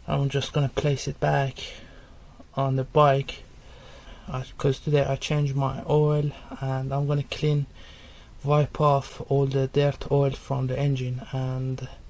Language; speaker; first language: English; non-native, fluent; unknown